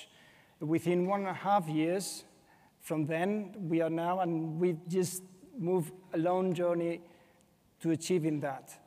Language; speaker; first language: English; non-native, fluent; Spanish